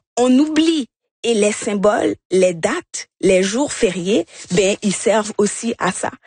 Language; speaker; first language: French; early bilingual, other home language; Haitian Creole